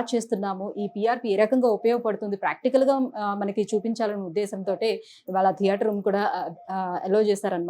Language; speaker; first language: Telugu; native; Telugu